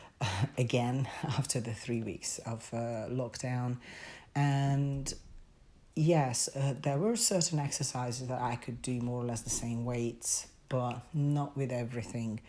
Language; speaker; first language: English; non-native, fluent; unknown